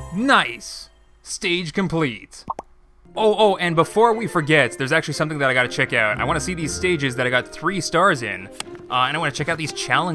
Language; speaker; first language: English; native; English